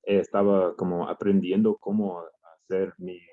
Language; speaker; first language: Spanish; non-native, learner; English